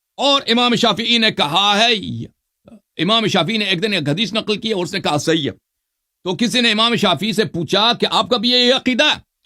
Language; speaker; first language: Urdu; non-native, fluent; Persian